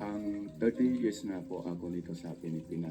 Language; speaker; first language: Filipino; non-native, local second language; Chinese